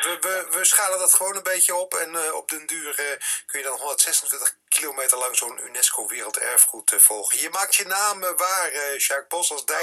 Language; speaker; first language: Dutch; native; Dutch